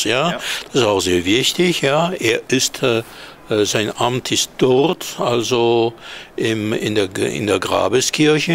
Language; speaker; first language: German; non-native, fluent; Hebrew